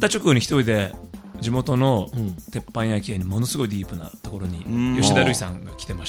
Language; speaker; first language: Japanese; native; Japanese